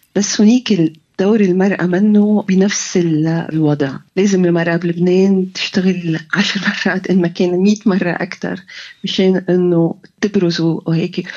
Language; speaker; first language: Arabic; early bilingual, heritage; Arabic